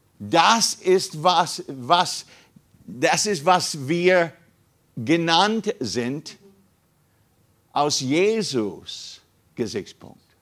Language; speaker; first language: German; non-native, fluent; English